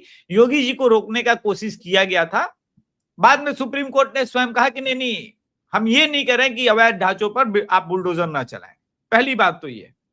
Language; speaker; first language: Hindi; native; Hindi